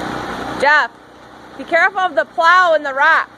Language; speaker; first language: English; native; English